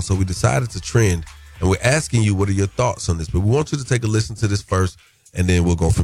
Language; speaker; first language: English; native; English